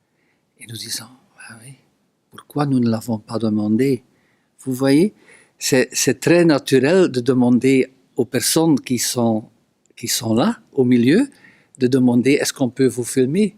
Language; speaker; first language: French; non-native, local second language; Dutch